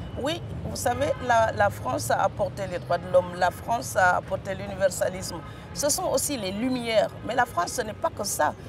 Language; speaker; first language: French; non-native, local second language; Serer